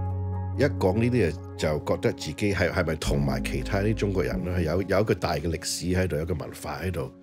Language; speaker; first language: Cantonese; early bilingual, heritage; Cantonese